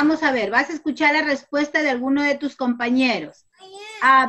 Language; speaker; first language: Spanish; native; Spanish